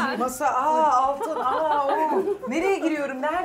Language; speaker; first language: Turkish; native; Turkish